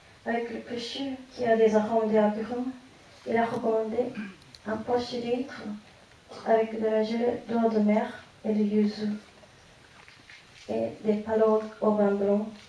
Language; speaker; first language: French; non-native, fluent; Japanese